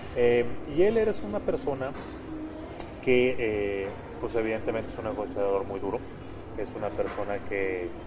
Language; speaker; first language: Spanish; native; Spanish